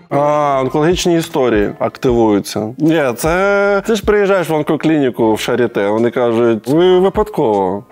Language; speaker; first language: Ukrainian; non-native, local second language; Russian